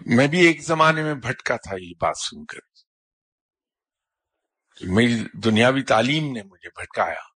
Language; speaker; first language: Urdu; native; Urdu